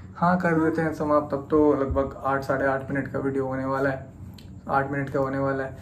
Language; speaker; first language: Hindi; native; Hindi